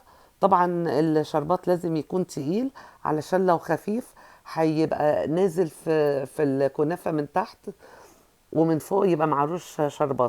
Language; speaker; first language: Arabic; native; Arabic